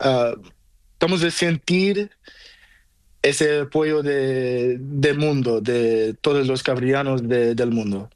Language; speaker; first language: Spanish; non-native, learner; Portuguese